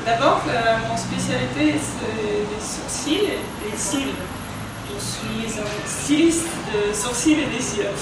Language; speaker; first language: French; non-native, fluent; Russian